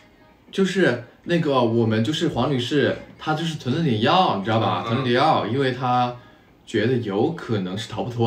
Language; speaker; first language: Chinese; native; Chinese